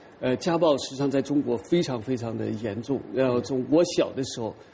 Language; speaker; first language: Chinese; native; Chinese